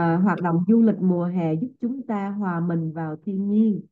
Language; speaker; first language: Vietnamese; native; Vietnamese